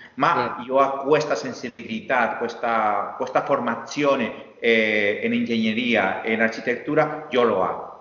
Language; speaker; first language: Italian; non-native, learner; Spanish